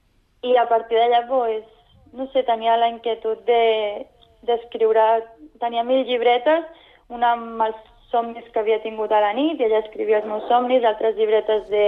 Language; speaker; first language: Catalan; non-native, local second language; Spanish